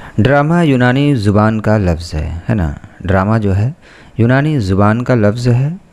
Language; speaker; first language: Hindi; native; Hindi